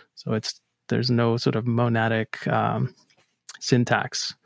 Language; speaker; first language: English; non-native, fluent; Icelandic